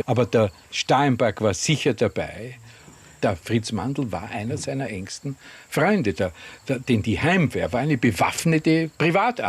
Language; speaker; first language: German; native; German